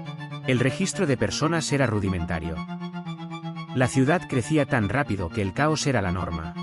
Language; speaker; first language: Spanish; native; Spanish